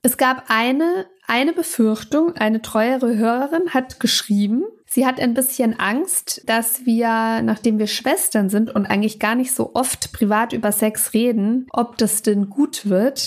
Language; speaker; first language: German; native; German